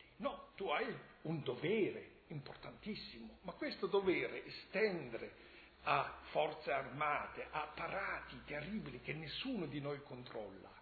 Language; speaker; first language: Italian; non-native, fluent; German